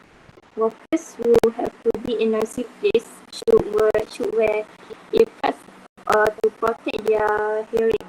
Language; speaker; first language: English; non-native, local second language; Malay